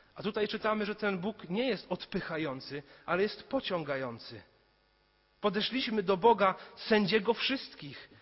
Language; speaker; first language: Polish; native; Polish